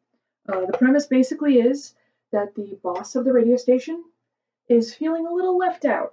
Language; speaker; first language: English; native; English